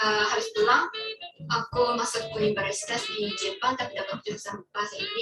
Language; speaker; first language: Indonesian; non-native, fluent; Japanese